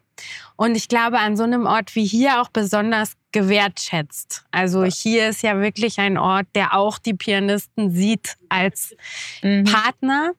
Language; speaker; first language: German; native; German